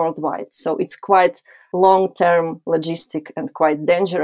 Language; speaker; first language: English; non-native, fluent; Ukrainian